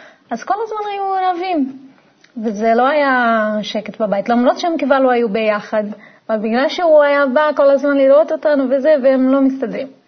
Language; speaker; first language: Hebrew; non-native, fluent; Portuguese